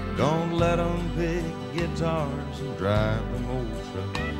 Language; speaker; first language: English; native; English